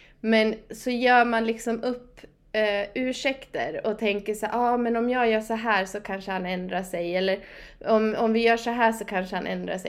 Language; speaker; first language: Swedish; native; Swedish